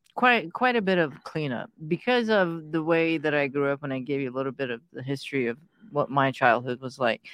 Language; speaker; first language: English; early bilingual, other home language; Persian